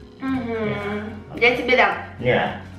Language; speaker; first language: Russian; non-native, learner; Filipino